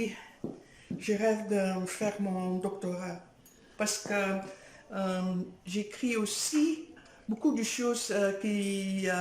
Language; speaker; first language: French; non-native, fluent; Dutch